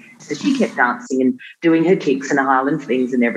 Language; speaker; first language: English; native; English